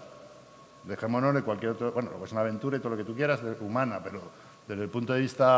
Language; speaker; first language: Spanish; native; Spanish